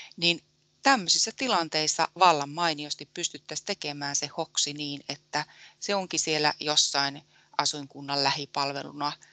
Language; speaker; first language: Finnish; native; Finnish